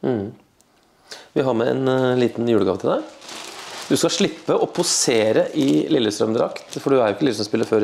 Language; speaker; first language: Norwegian; native; Norwegian